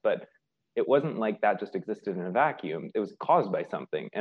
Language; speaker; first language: English; native; English